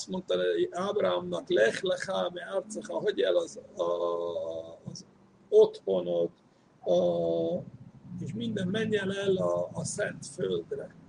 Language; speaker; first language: Hungarian; non-native, fluent; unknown